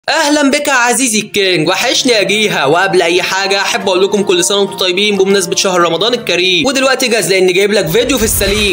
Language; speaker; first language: Arabic; native; Arabic